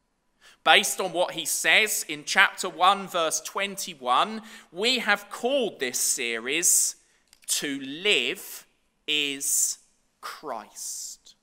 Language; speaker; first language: English; native; English